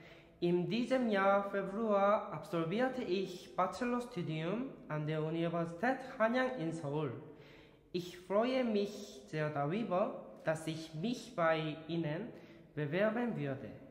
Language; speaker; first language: German; non-native, learner; Korean